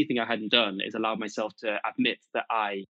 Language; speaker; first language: English; native; English